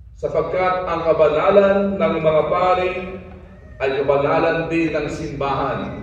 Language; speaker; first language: Filipino; non-native, local second language; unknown